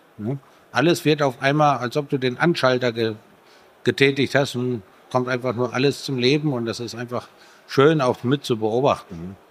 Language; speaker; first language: German; native; German